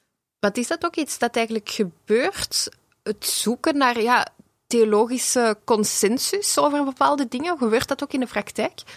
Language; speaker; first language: Dutch; native; Dutch